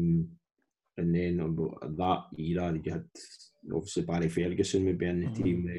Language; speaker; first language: English; native; English